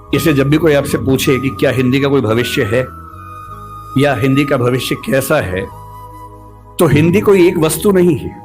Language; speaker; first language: Hindi; native; Hindi